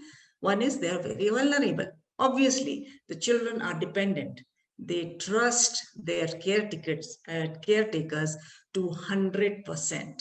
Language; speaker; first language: English; non-native, local second language; Malayalam